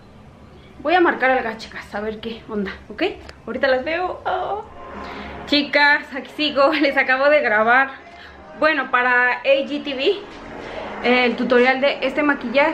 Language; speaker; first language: Spanish; native; Spanish